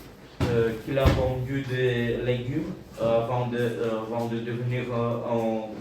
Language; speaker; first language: French; non-native, learner; Bulgarian